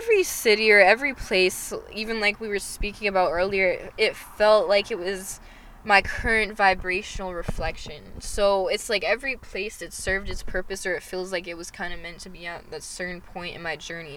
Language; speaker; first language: English; native; English